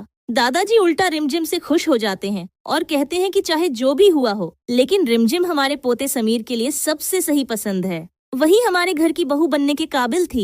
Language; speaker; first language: Hindi; native; Hindi